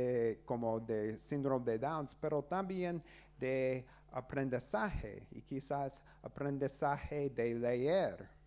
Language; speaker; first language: Spanish; non-native, learner; English